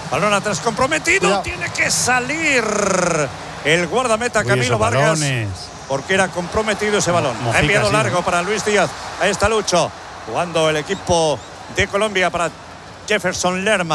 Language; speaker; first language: Spanish; native; Spanish